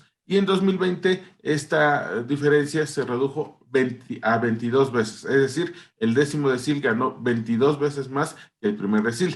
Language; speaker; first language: Spanish; native; Spanish